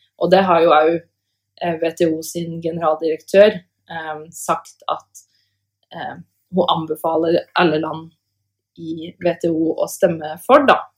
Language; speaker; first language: Norwegian; native; Norwegian